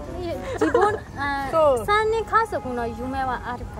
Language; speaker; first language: Japanese; non-native, learner; Burmese